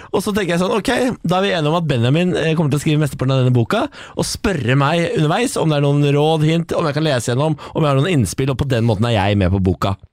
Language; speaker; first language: Norwegian; native; Norwegian